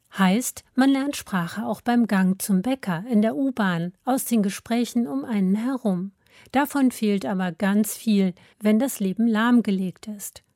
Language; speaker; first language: German; native; German